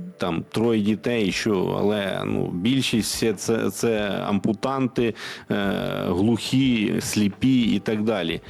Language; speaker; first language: Ukrainian; non-native, local second language; Russian